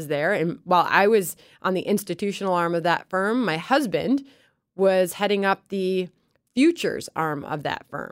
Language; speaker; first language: English; native; English